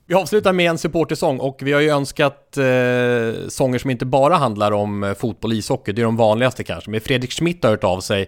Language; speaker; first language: Swedish; native; Swedish